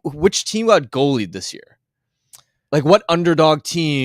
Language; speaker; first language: English; native; English